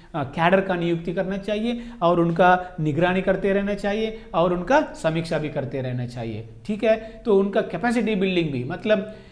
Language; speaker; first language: Hindi; non-native, local second language; Telugu